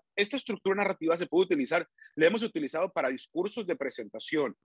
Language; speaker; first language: Spanish; native; Spanish